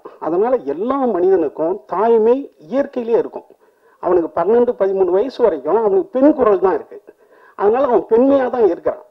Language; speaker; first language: Tamil; native; Tamil